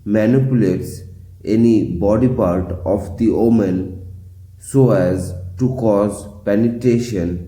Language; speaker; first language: English; non-native, local second language; Bangla